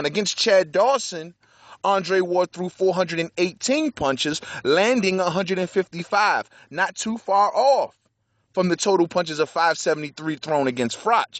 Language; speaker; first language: English; native; English